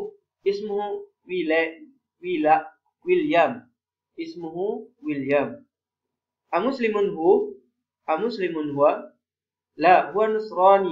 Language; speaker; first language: Arabic; non-native, fluent; Indonesian